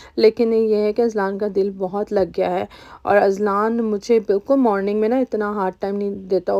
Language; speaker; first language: Urdu; native; Urdu